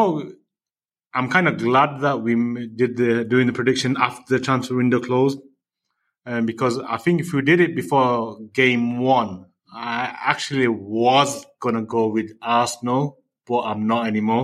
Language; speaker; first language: English; native; English